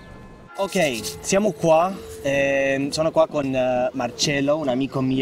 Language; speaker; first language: Italian; non-native, fluent; English